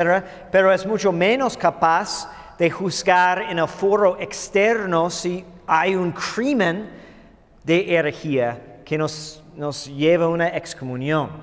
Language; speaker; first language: Spanish; non-native, fluent; English